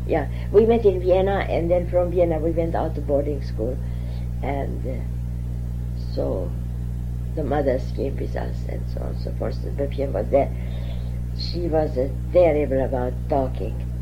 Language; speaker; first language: English; non-native, fluent; Hungarian